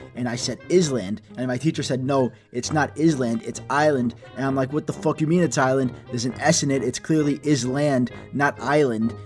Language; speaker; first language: English; early bilingual, other home language; Greek